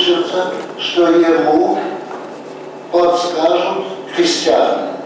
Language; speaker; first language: Russian; early bilingual, heritage; Russian